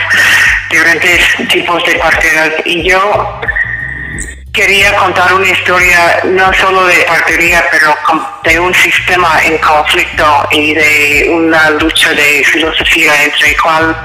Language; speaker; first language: Spanish; non-native, fluent; English